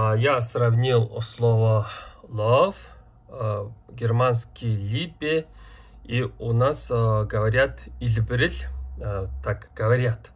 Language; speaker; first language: Russian; non-native, learner; Mongolian